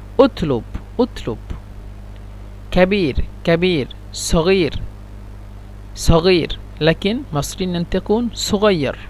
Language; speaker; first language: Egyptian Arabic; non-native, learner; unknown